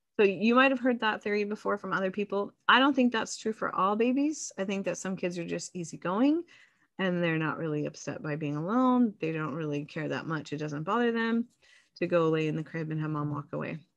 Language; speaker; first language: English; native; English